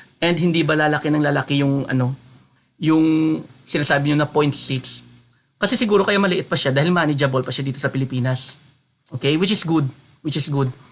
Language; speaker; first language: Filipino; non-native, local second language; Hiligaynon